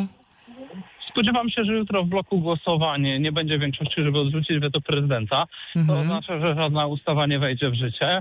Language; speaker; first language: Polish; native; Polish